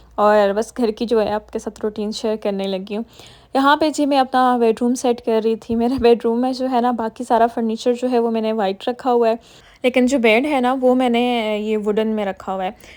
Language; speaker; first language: Urdu; native; Urdu